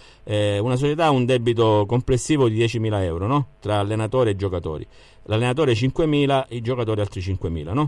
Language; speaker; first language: Italian; native; Italian